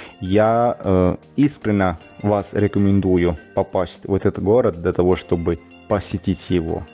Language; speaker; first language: Russian; non-native, fluent; Italian